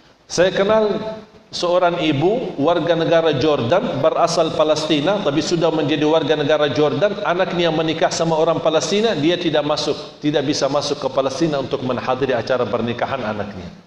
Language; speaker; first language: Indonesian; non-native, fluent; Arabic